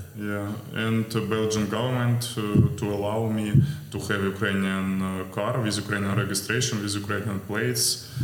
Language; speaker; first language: English; non-native, learner; Ukrainian